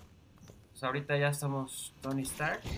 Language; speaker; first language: Spanish; native; Spanish